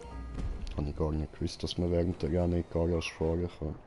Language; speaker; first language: German; native; German